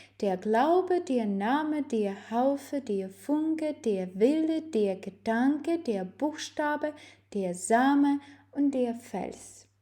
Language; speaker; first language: German; non-native, fluent; Ukrainian